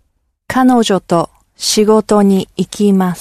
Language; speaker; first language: Japanese; non-native, learner; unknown